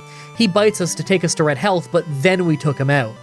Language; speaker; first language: English; native; English